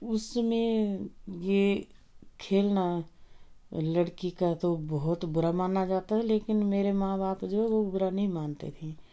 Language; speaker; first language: Hindi; native; Hindi